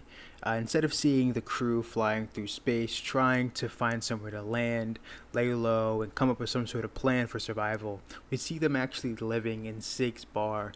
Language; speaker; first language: English; native; English